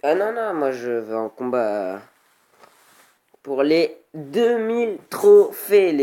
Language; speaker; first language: French; native; French